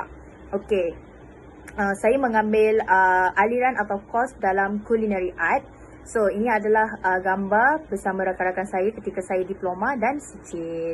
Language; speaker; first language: Malay; native; Malay